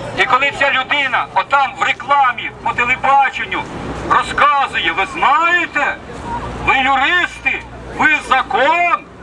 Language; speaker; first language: Ukrainian; native; Ukrainian